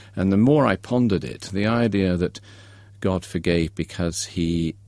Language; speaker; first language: English; native; English